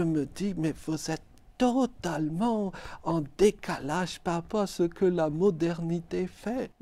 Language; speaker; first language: French; native; French